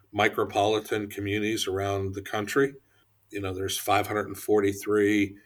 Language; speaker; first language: English; native; English